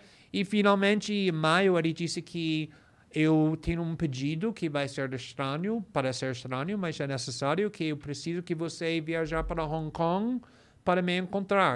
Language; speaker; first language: Portuguese; non-native, fluent; English